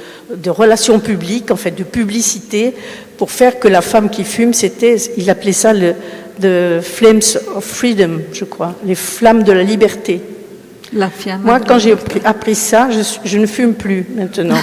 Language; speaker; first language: French; early bilingual, other home language; Spanish